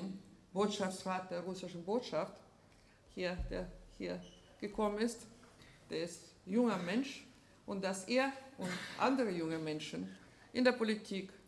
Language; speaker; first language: German; non-native, fluent; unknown